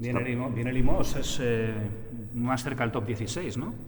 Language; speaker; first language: Spanish; native; Spanish